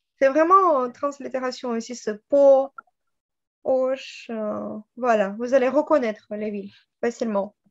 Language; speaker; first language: French; non-native, fluent; Russian